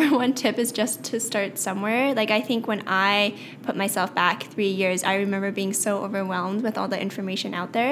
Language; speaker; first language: English; native; English